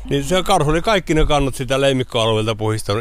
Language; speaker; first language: Finnish; native; Finnish